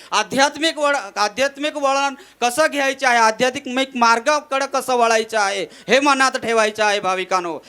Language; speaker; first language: Marathi; non-native, local second language; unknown